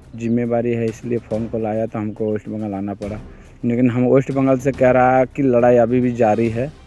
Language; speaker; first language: Hindi; non-native, local second language; Bangla